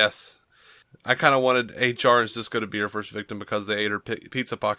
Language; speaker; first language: English; native; English